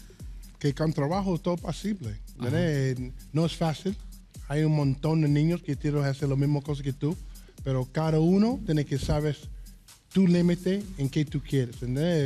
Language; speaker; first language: Spanish; non-native, learner; English